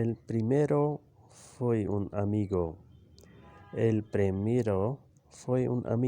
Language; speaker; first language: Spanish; non-native, learner; Urdu